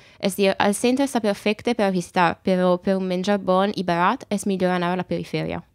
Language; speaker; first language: Catalan; non-native, fluent; Italian